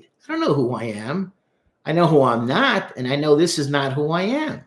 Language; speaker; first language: English; native; English